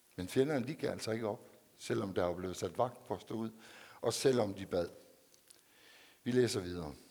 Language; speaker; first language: Danish; native; Danish